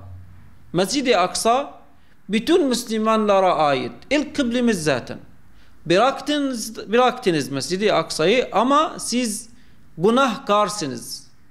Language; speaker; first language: Turkish; non-native, fluent; Arabic